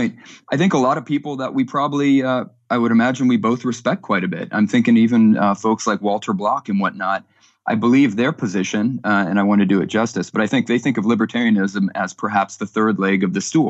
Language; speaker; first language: English; native; English